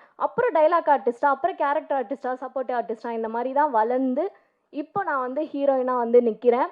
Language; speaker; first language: Tamil; native; Tamil